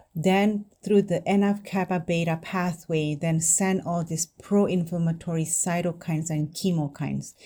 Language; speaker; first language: English; non-native, fluent; Indonesian